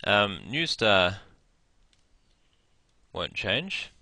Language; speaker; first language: English; native; English